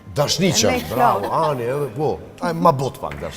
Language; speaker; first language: Albanian; native; Albanian